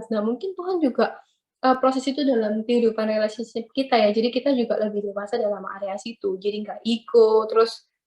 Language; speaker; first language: Indonesian; native; Indonesian